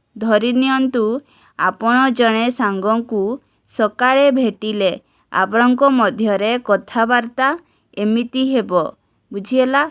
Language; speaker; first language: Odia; native; Odia